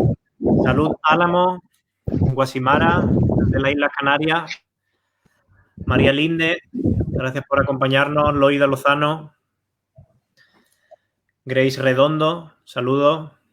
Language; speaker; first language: Spanish; native; Spanish